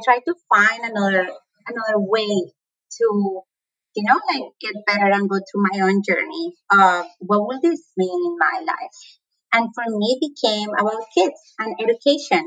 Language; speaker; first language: English; non-native, fluent; Spanish